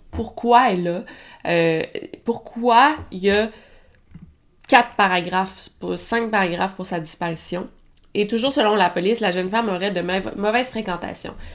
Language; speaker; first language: French; native; French